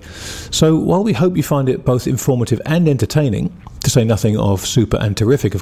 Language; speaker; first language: English; native; English